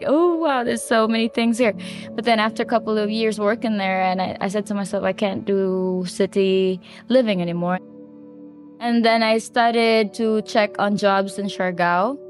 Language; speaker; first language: English; non-native, local second language; Cebuano